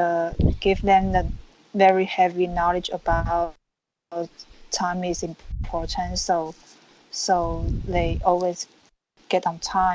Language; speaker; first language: English; non-native, learner; Chinese